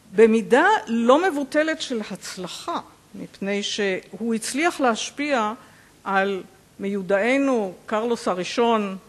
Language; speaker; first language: Hebrew; native; Hebrew